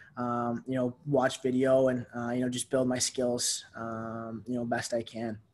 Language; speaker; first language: English; native; English